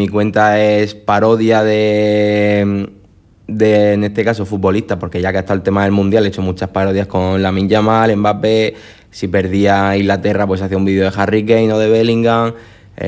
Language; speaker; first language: Spanish; native; Spanish